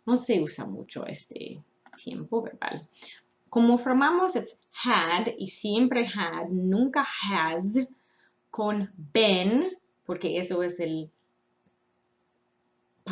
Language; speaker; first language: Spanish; non-native, fluent; English